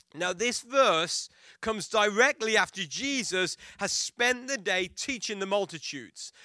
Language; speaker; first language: English; native; English